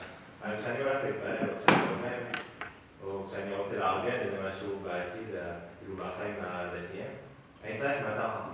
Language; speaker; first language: Hebrew; non-native, fluent; French